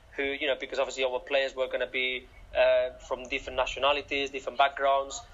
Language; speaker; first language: English; non-native, fluent; Catalan